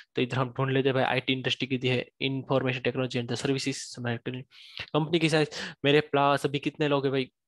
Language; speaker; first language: Hindi; native; Hindi